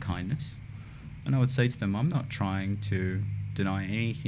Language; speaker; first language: English; native; English